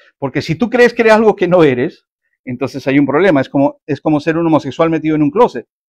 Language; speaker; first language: Spanish; native; Spanish